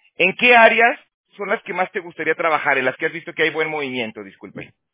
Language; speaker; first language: Spanish; native; Spanish